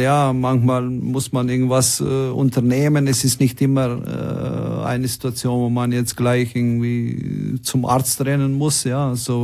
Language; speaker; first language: German; non-native, fluent; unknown